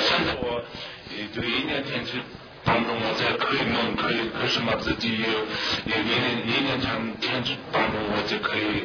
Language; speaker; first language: Chinese; non-native, local second language; Tibetan